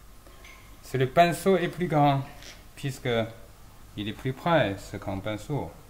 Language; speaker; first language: French; non-native, fluent; Chinese